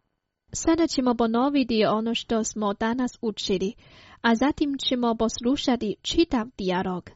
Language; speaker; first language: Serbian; non-native, fluent; Chinese